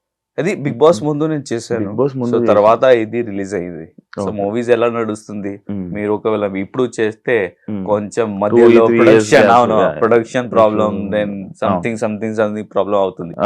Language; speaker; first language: Telugu; non-native, learner; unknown